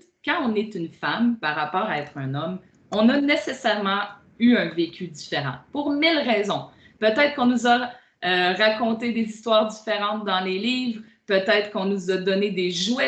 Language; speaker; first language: French; native; French